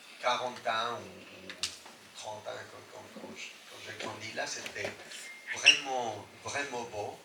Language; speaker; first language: French; non-native, fluent; Spanish